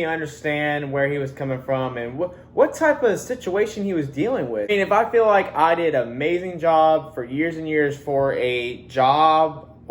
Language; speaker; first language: English; native; English